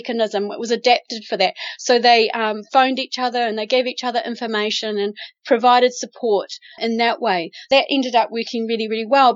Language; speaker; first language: English; native; English